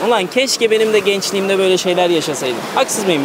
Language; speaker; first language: Turkish; native; Turkish